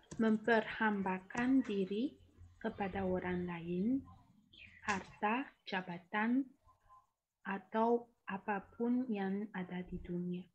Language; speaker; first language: Indonesian; non-native, learner; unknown